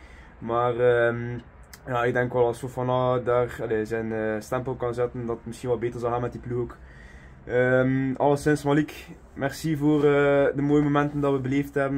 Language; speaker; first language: Dutch; native; Dutch